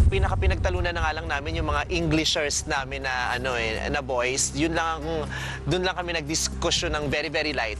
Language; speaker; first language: Filipino; native; Filipino